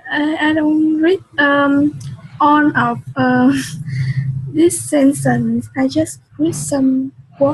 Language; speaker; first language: English; non-native, learner; Vietnamese